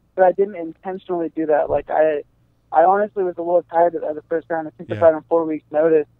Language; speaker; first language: English; native; English